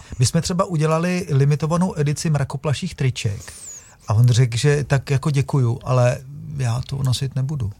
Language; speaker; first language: Czech; native; Czech